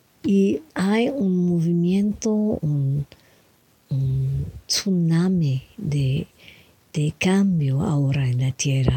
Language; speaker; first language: Spanish; non-native, learner; English